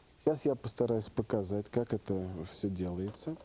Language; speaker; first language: Russian; native; Russian